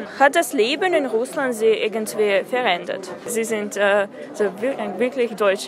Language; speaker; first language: German; non-native, learner; Russian